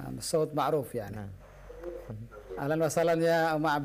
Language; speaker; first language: Arabic; non-native, fluent; Indonesian